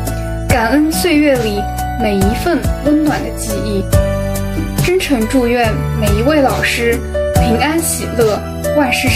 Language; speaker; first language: Chinese; native; Chinese